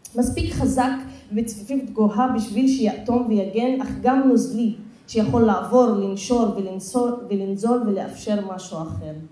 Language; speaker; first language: Hebrew; non-native, local second language; Arabic